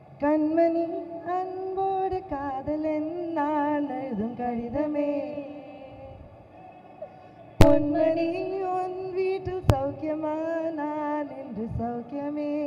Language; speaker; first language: Tamil; native; Tamil